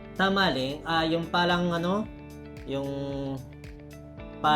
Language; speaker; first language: Filipino; non-native, learner; Japanese